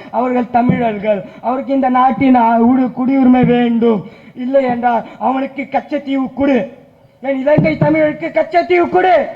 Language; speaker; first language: Tamil; non-native, local second language; Urdu